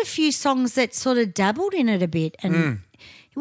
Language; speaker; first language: English; native; English